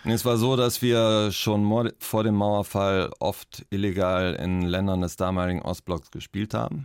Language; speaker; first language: German; native; German